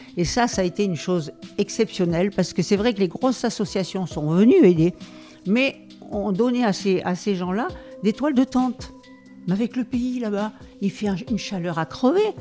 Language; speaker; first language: French; native; French